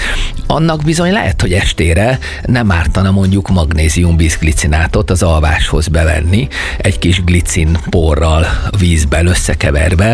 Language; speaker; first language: Hungarian; native; Hungarian